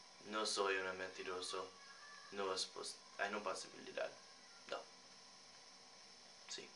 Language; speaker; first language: Spanish; non-native, learner; English